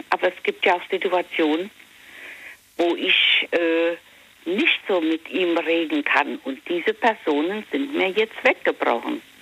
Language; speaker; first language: German; native; German